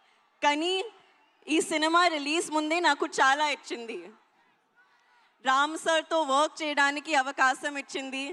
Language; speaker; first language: Telugu; non-native, learner; Hindi